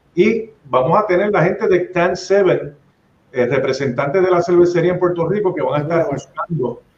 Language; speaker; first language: Spanish; native; Spanish